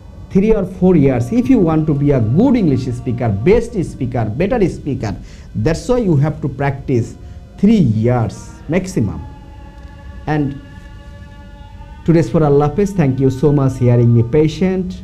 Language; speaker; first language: English; non-native, local second language; Bangla